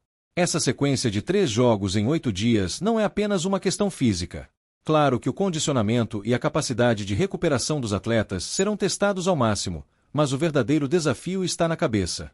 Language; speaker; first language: Portuguese; native; Portuguese